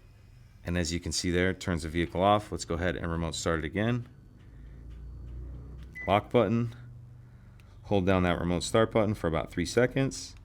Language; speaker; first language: English; native; English